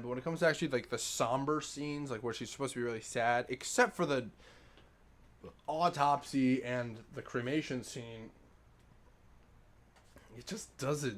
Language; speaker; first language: English; native; English